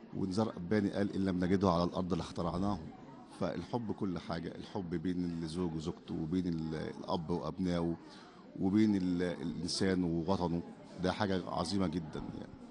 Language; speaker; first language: Egyptian Arabic; native; Egyptian Arabic